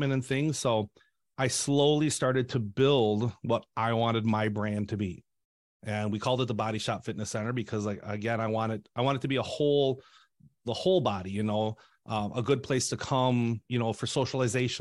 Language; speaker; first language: English; native; English